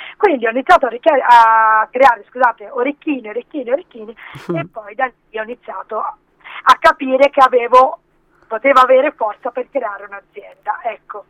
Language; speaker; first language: Italian; early bilingual, other home language; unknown